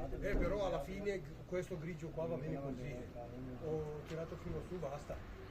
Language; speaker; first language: Italian; non-native, fluent; Punjabi